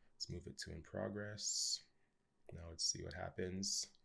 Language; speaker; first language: English; native; English